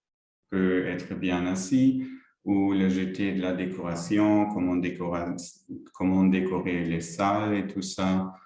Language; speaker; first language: French; non-native, local second language; Luxembourgish